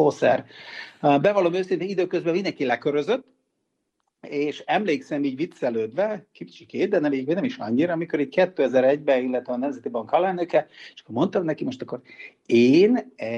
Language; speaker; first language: Hungarian; non-native, local second language; Serbian